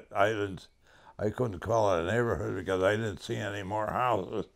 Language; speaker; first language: English; native; English